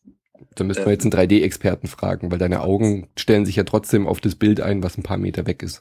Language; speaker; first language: German; native; German